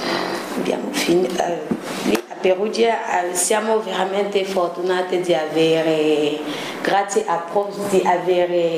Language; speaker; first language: Italian; non-native, learner; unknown